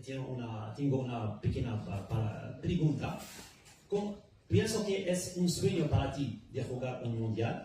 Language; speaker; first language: Spanish; non-native, learner; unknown